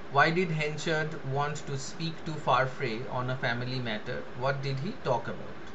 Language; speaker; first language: English; non-native, local second language; Bangla